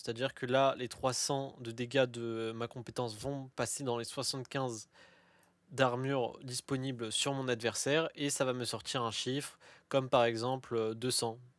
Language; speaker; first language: French; native; French